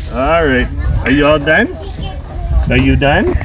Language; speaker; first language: English; native; English